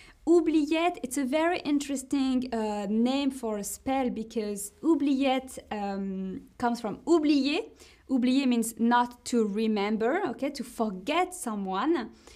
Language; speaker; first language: English; non-native, fluent; French